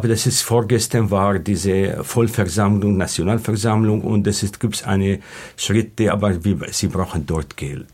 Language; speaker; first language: German; non-native, learner; Arabic